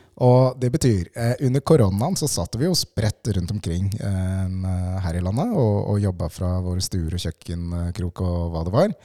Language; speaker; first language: Norwegian; early bilingual, other home language; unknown